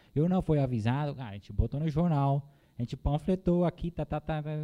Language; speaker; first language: Portuguese; non-native, fluent; Dutch